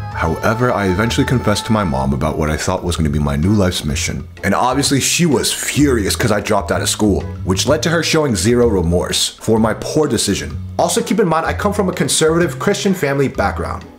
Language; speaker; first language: English; native; English